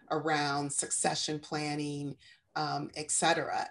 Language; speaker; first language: English; native; English